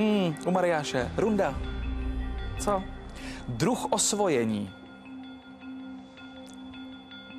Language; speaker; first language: Czech; native; Czech